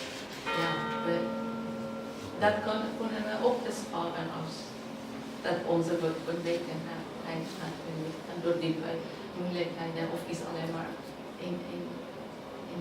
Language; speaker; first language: Dutch; non-native, learner; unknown